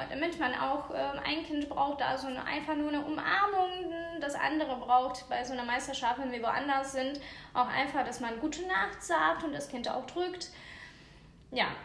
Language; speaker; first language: German; non-native, fluent; Russian